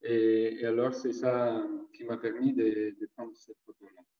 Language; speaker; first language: French; non-native, fluent; Italian